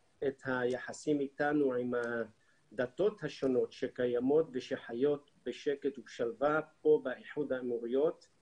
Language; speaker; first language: Hebrew; non-native, fluent; Arabic